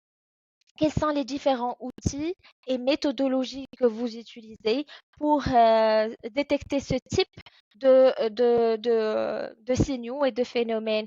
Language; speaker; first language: French; non-native, fluent; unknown